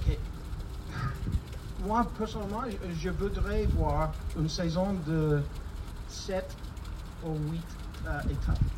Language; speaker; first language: French; non-native, fluent; English